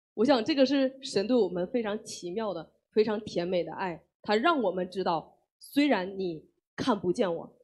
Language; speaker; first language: Chinese; native; Chinese